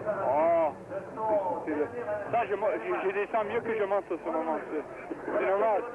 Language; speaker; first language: French; non-native, fluent; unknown